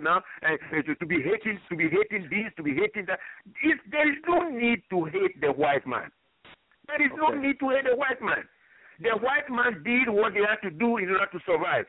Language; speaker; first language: English; non-native, fluent; French